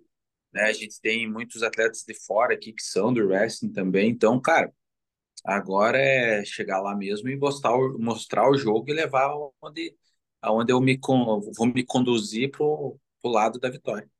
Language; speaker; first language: Portuguese; native; Portuguese